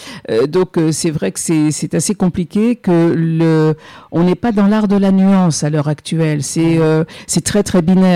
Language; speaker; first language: French; native; French